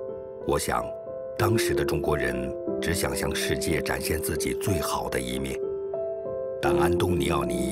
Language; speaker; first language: Chinese; native; Chinese